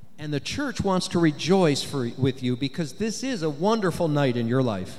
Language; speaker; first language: English; native; English